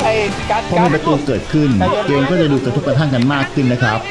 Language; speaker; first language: Thai; native; Thai